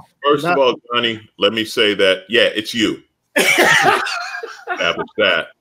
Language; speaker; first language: English; native; English